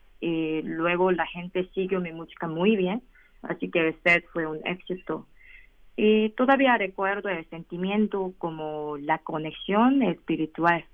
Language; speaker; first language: Spanish; non-native, learner; Korean